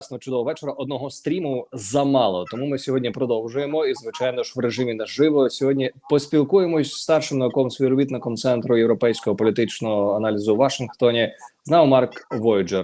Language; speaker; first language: Ukrainian; native; Ukrainian